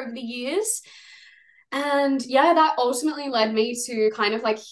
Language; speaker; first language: English; native; English